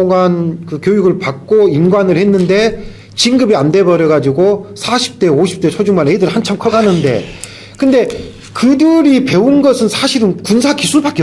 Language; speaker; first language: Korean; native; Korean